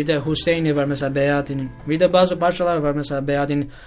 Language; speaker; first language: Turkish; non-native, learner; Albanian